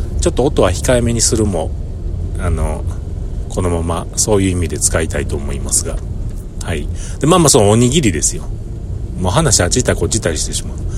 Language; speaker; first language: Japanese; native; Japanese